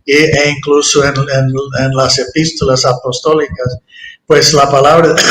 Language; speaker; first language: Spanish; non-native, fluent; English